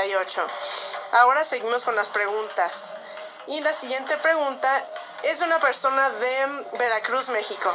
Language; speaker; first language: Spanish; native; Spanish